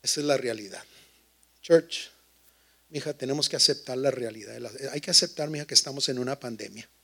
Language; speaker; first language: Spanish; early bilingual, heritage; Spanish